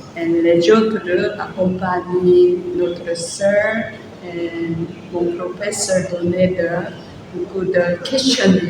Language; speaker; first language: French; non-native, learner; Korean